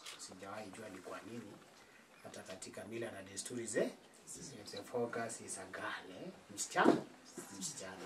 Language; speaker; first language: Swahili; non-native, local second language; Kalenjin